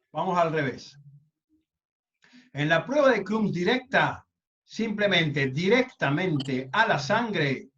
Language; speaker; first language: Spanish; native; Spanish